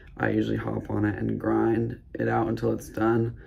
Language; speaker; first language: English; native; English